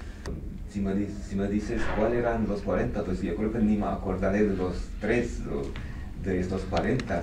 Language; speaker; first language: Spanish; non-native, fluent; Armenian